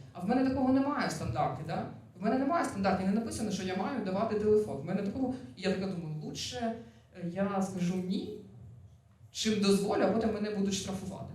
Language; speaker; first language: Ukrainian; non-native, local second language; Russian